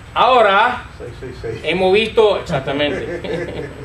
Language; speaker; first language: Spanish; non-native, fluent; English